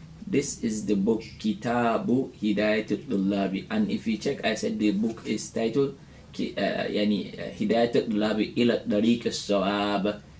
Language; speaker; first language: English; non-native, local second language; Hausa